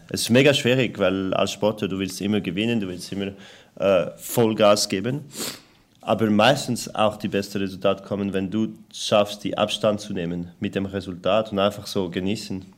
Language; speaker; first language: German; non-native, local second language; French